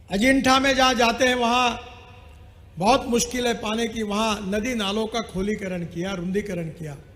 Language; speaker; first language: Hindi; non-native, local second language; Marathi